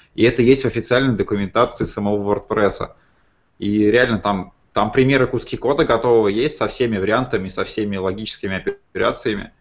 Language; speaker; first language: Russian; native; Russian